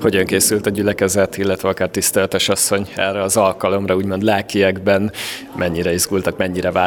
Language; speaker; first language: Hungarian; native; Hungarian